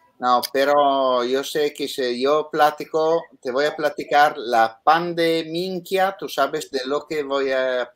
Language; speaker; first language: Spanish; non-native, fluent; Italian